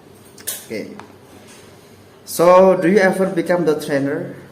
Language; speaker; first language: English; non-native, learner; Indonesian